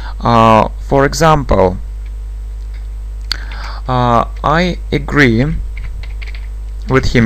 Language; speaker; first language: English; non-native, fluent; Russian